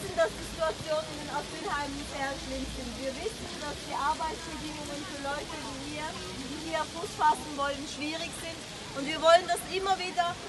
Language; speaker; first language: German; native; German